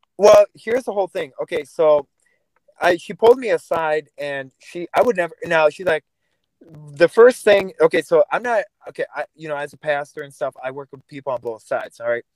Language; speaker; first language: English; early bilingual, other home language; Russian